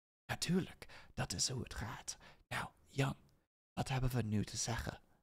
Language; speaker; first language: Dutch; non-native, learner; English